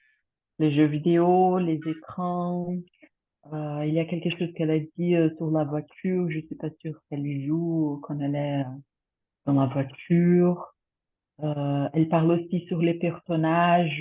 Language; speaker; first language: French; non-native, fluent; Portuguese